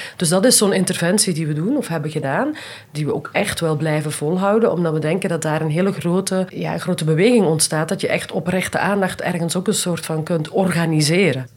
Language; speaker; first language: Dutch; native; Dutch